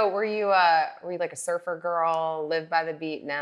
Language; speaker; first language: English; native; English